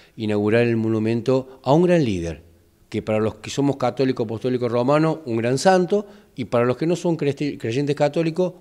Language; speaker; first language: Spanish; native; Spanish